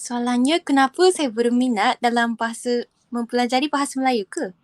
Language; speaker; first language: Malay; non-native, fluent; Japanese